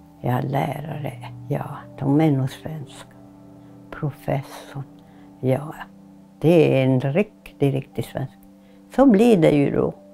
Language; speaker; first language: Swedish; non-native, local second language; Northern Sami